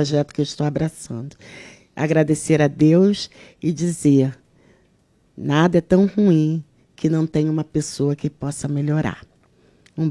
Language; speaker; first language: Portuguese; native; Portuguese